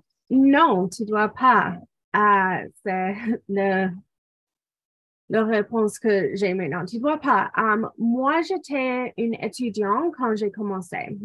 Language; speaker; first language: French; non-native, local second language; English